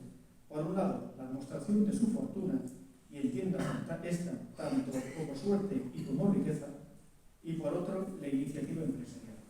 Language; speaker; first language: Spanish; native; Spanish